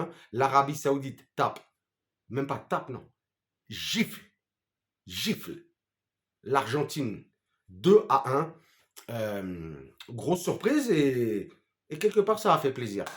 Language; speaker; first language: French; native; French